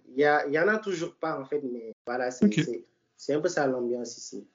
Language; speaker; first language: French; non-native, local second language; Wolof